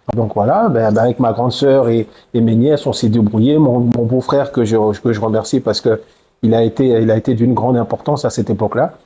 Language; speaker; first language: French; early bilingual, other home language; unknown